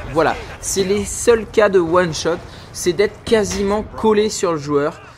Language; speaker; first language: French; native; French